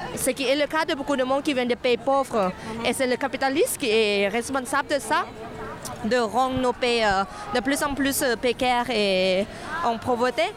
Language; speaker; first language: French; non-native, fluent; Thai